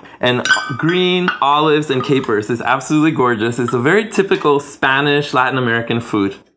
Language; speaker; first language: English; non-native, local second language; Spanish